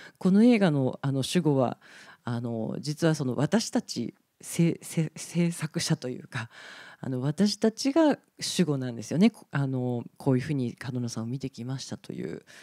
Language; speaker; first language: Japanese; native; Japanese